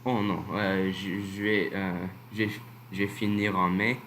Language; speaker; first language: French; non-native, learner; English